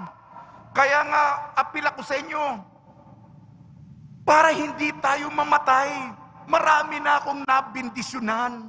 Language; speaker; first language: Filipino; native; Filipino